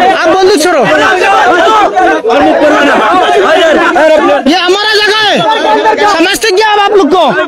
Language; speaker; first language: Hindi; non-native, learner; Bangla